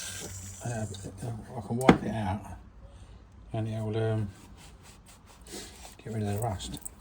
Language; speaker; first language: English; native; English